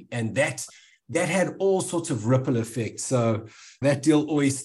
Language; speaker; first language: English; native; English